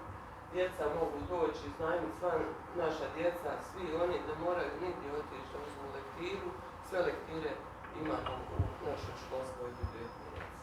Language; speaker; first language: Bosnian; native; Bosnian